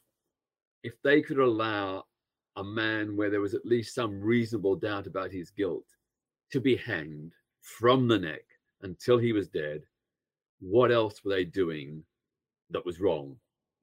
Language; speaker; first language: English; native; English